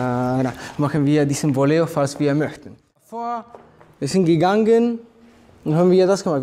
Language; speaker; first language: German; non-native, fluent; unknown